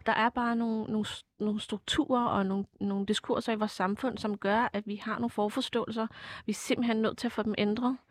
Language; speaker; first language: Danish; early bilingual, other home language; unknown